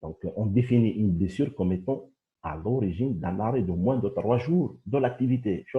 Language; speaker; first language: French; non-native, local second language; Arabic